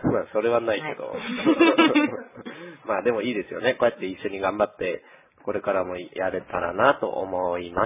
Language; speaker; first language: Japanese; native; Japanese